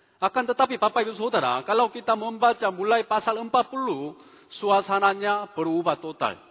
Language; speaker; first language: Indonesian; non-native, fluent; Korean